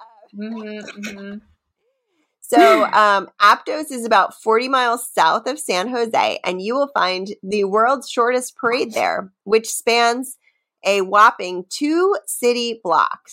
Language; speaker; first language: English; native; English